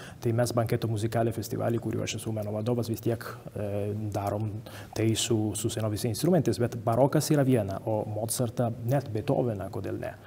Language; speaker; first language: Lithuanian; non-native, fluent; Italian